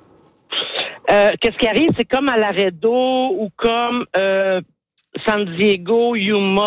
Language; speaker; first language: French; native; French